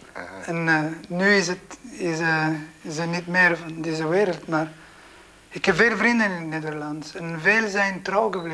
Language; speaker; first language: Dutch; non-native, local second language; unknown